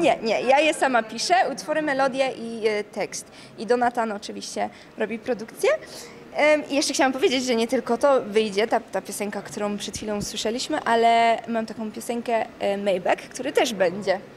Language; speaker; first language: Polish; early bilingual, heritage; Polish